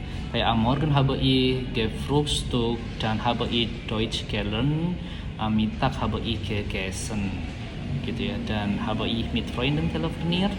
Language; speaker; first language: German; non-native, fluent; Indonesian